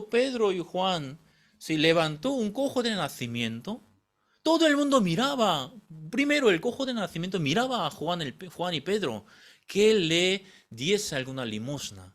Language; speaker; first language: Spanish; non-native, fluent; Korean